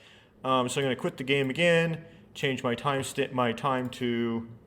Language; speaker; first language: English; native; English